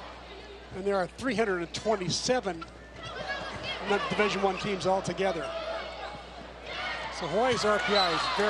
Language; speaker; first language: English; native; English